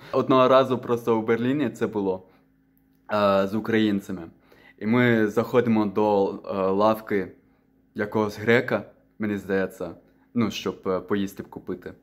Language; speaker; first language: Ukrainian; non-native, fluent; Dutch